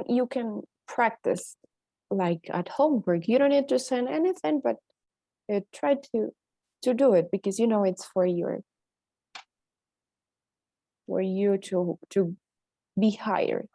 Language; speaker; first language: English; non-native, fluent; Spanish